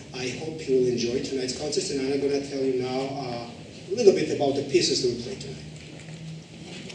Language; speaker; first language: English; non-native, fluent; Georgian